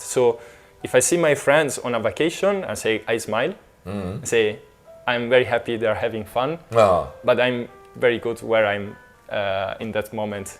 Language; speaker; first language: English; non-native, fluent; Italian